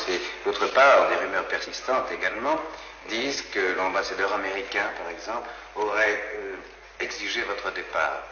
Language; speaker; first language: French; native; French